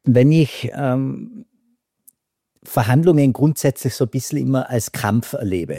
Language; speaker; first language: German; native; German